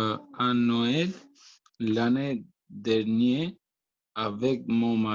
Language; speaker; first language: French; non-native, learner; Albanian